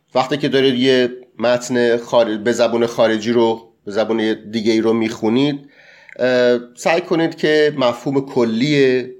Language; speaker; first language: Persian; native; Persian